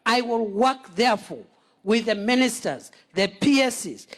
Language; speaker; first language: English; non-native, local second language; Swahili